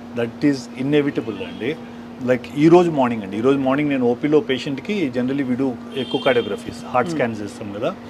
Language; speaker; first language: Telugu; native; Telugu